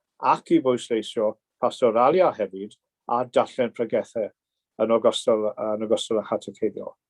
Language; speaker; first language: Welsh; native; Welsh